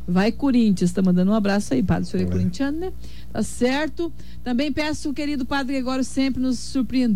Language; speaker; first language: Portuguese; native; Portuguese